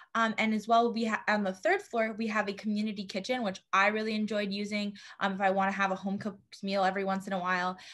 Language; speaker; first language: English; native; English